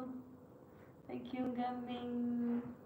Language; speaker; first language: English; non-native, learner; Vietnamese